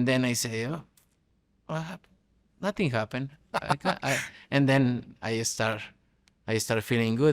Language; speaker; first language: English; non-native, fluent; Spanish